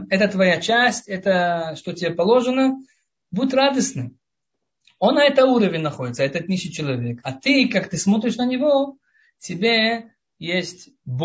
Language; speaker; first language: Russian; early bilingual, heritage; Russian